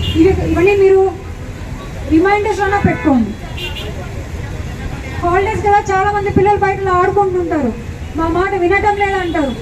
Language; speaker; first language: Telugu; native; Telugu